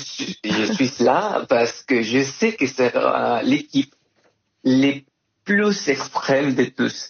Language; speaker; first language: French; non-native, fluent; Spanish